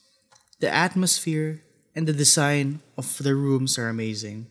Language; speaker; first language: English; non-native, fluent; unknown